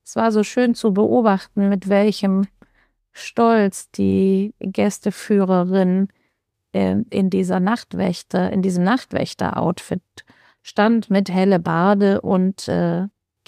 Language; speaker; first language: German; native; German